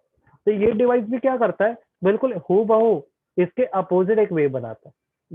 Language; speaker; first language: Hindi; native; Hindi